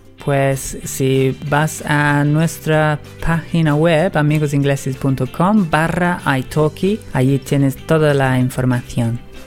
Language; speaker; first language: Spanish; non-native, fluent; English